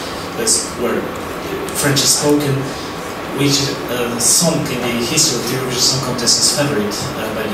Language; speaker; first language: English; non-native, fluent; Polish